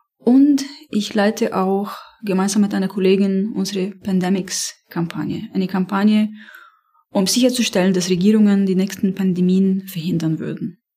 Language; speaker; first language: German; non-native, fluent; Arabic